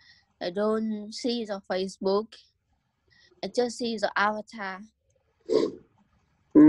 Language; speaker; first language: English; non-native, learner; Vietnamese